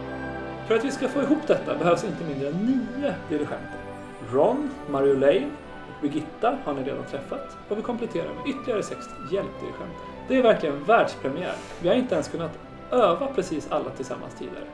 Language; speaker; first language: Swedish; native; Swedish